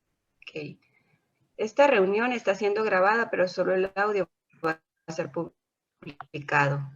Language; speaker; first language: Spanish; native; Spanish